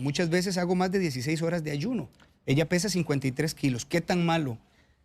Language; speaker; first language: Spanish; native; Spanish